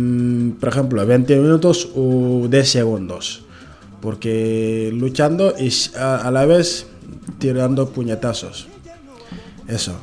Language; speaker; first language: Spanish; non-native, learner; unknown